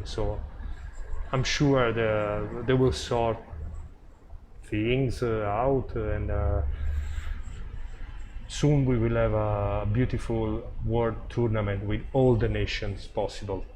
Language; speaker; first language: English; non-native, fluent; Italian